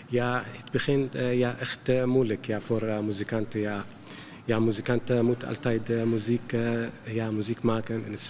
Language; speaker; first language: Dutch; non-native, learner; Arabic